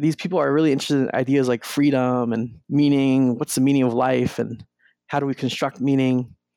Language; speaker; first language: English; non-native, local second language; Spanish